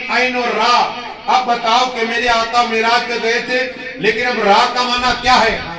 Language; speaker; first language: Urdu; non-native, local second language; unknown